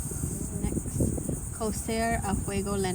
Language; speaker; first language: Spanish; non-native, learner; Lao